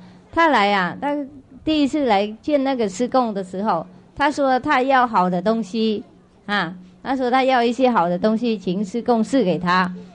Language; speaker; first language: Chinese; non-native, fluent; Vietnamese